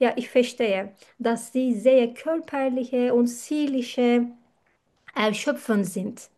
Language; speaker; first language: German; non-native, fluent; Turkish